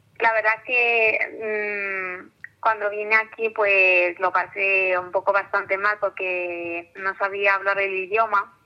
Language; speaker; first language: Spanish; early bilingual, other home language; Arabic